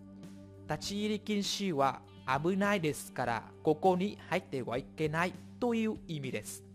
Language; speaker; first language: Japanese; non-native, fluent; Vietnamese